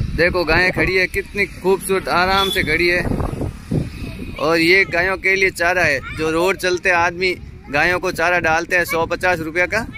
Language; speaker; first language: Hindi; native; Hindi